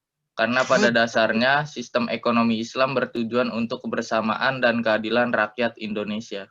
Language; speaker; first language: Indonesian; native; Indonesian